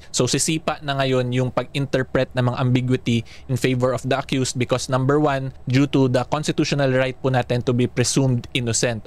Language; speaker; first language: Filipino; non-native, local second language; Cebuano